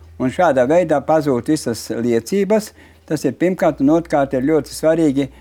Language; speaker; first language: Latvian; native; Latvian